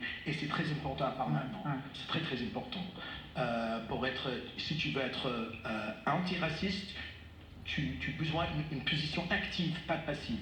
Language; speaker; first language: French; non-native, fluent; English